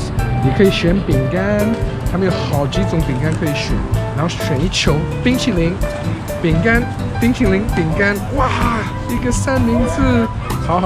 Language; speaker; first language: Chinese; non-native, fluent; English